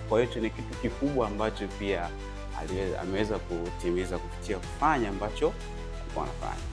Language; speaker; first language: Swahili; native; Swahili